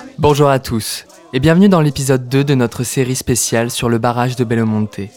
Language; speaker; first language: French; native; French